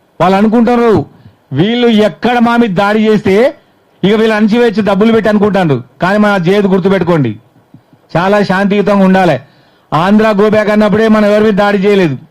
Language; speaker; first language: Telugu; native; Telugu